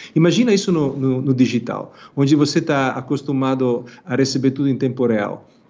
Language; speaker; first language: Portuguese; non-native, fluent; Italian